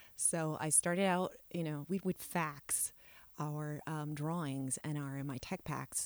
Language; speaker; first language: English; native; English